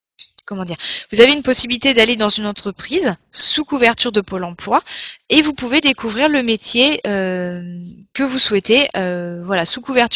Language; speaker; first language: French; native; French